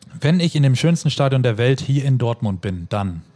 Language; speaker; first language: German; native; German